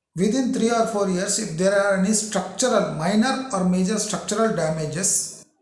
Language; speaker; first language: English; non-native, local second language; Telugu